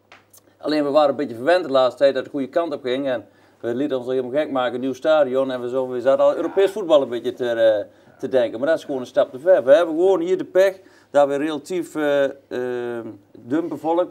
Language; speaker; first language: Dutch; native; Dutch